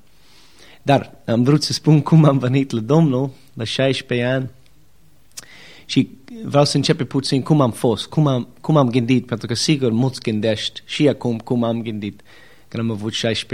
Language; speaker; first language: Romanian; non-native, learner; English